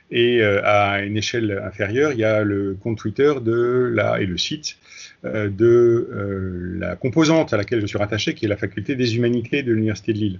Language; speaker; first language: French; native; French